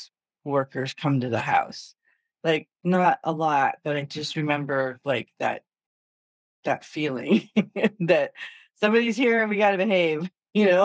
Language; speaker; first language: English; native; English